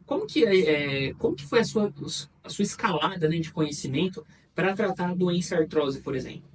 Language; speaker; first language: Portuguese; native; Portuguese